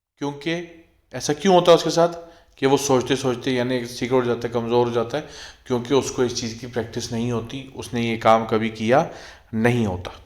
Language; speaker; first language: Urdu; native; Urdu